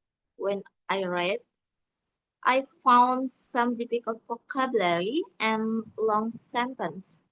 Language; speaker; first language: English; non-native, learner; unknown